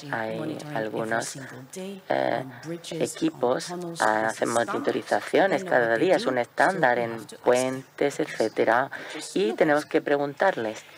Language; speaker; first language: Spanish; non-native, fluent; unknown